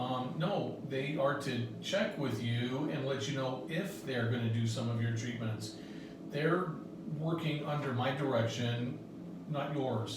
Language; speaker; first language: English; native; English